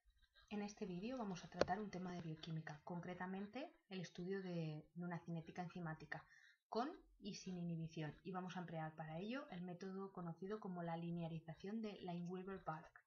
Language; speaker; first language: Spanish; native; Spanish